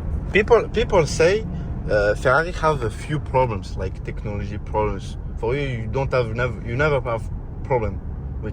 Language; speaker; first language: English; non-native, learner; French